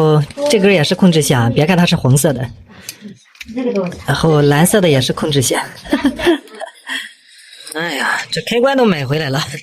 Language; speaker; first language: Chinese; native; Chinese